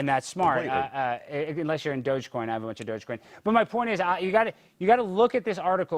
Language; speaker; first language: English; native; English